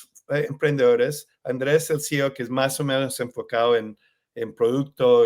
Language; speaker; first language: Spanish; early bilingual, heritage; Spanish